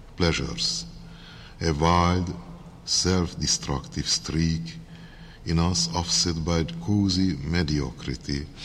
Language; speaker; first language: English; non-native, fluent; Hungarian